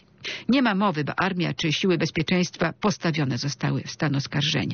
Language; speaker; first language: Polish; native; Polish